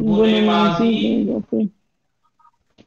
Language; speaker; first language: Persian; non-native, fluent; Urdu